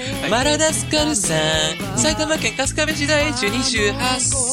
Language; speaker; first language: Japanese; native; Japanese